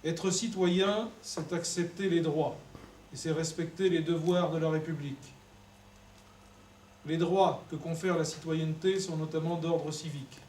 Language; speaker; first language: French; native; French